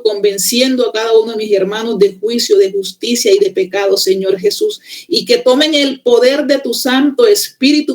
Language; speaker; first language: Spanish; native; Spanish